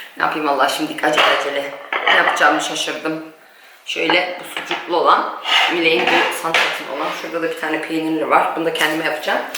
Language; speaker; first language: Turkish; early bilingual, heritage; Turkish